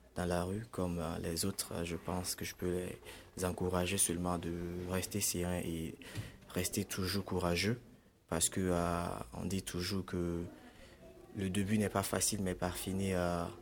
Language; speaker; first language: French; non-native, fluent; English